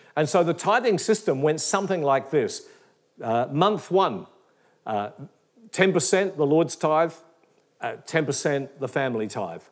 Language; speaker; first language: English; native; English